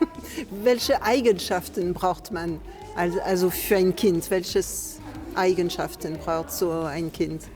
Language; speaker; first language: German; non-native, fluent; French